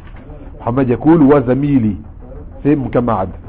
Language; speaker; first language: Arabic; non-native, fluent; French